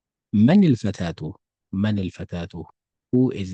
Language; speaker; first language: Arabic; non-native, fluent; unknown